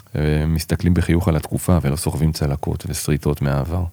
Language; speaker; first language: Hebrew; native; Hebrew